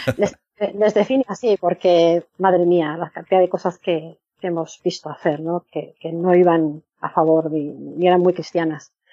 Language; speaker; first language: Spanish; native; Spanish